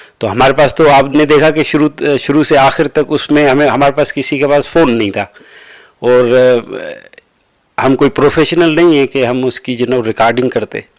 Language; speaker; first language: Urdu; non-native, local second language; Sindhi